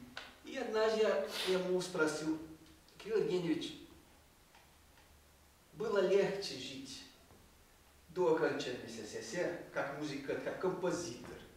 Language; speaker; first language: Russian; non-native, fluent; Portuguese